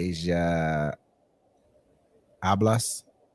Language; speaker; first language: Spanish; non-native, learner; English